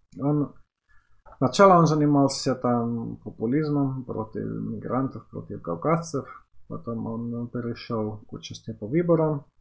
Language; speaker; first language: Russian; non-native, fluent; Finnish